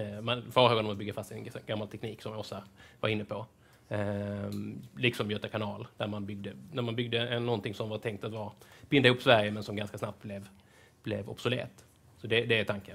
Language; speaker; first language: Swedish; native; Swedish